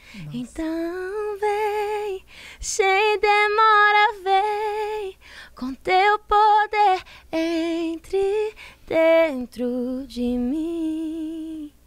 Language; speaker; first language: Portuguese; early bilingual, heritage; Portuguese